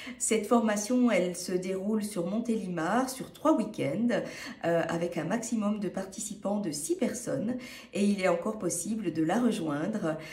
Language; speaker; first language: French; native; French